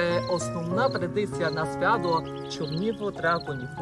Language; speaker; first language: Ukrainian; non-native, fluent; Chinese